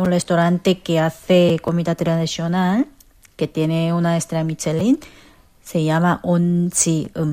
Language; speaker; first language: Spanish; non-native, fluent; Korean